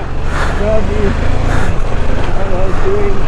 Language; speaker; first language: English; non-native, fluent; German